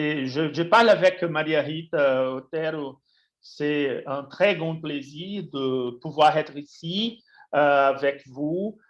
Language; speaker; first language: French; non-native, fluent; Portuguese